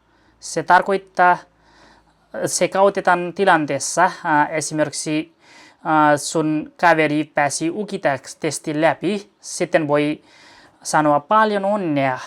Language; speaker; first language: Finnish; non-native, learner; Nepali